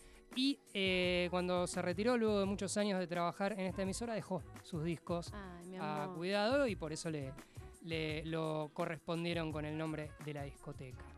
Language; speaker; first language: Spanish; native; Spanish